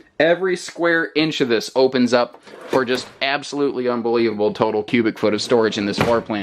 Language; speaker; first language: English; native; English